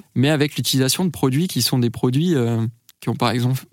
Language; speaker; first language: French; native; French